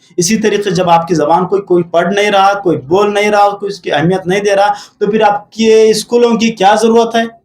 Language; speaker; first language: Urdu; native; Urdu